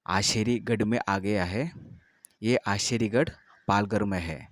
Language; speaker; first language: Hindi; non-native, local second language; Malayalam